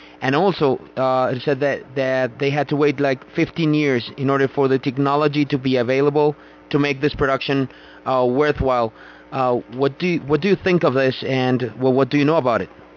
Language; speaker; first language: English; non-native, fluent; Spanish